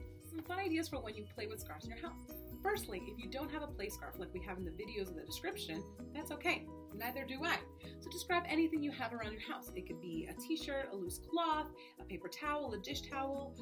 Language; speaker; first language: English; native; English